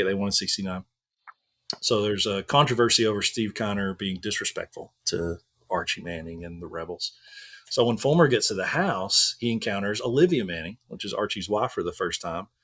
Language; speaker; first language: English; native; English